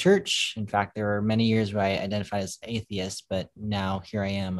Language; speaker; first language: English; native; English